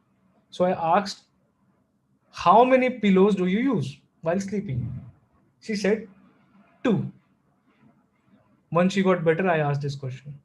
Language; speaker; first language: English; non-native, local second language; Hindi